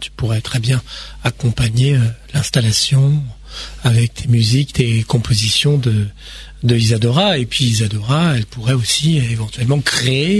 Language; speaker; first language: French; native; French